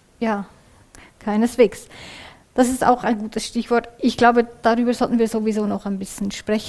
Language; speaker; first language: German; native; German